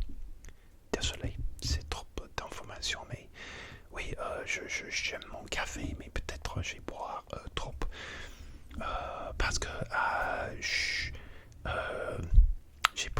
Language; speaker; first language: French; non-native, learner; English